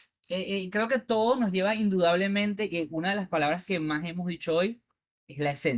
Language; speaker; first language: Spanish; native; Spanish